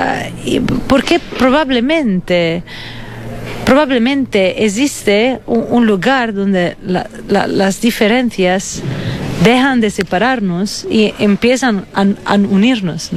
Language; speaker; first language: Spanish; non-native, fluent; Italian